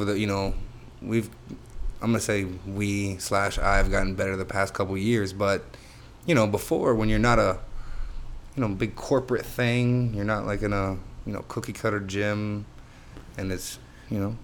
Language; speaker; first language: English; native; English